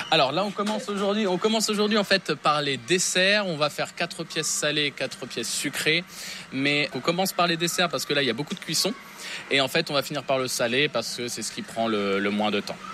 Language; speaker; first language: French; native; French